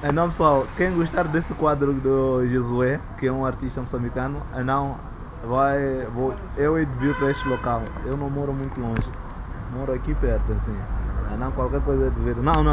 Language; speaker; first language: Portuguese; non-native, local second language; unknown